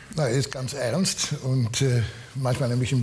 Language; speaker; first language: German; non-native, learner; Dutch